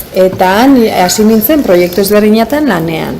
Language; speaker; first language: Basque; non-native, local second language; Spanish